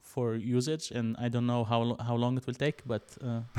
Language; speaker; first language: English; non-native, fluent; Arabic